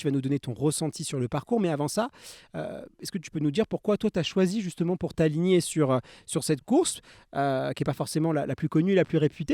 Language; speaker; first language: French; native; French